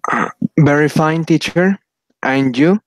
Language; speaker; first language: English; non-native, learner; Spanish